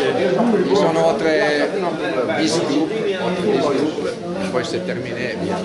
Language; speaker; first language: French; non-native, learner; Italian